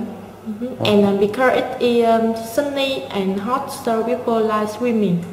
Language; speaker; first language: English; non-native, learner; Vietnamese